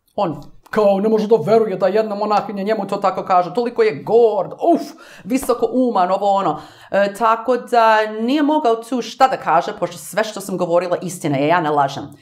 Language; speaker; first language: Serbian; early bilingual, heritage; English